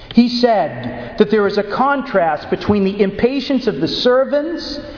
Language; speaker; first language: English; native; English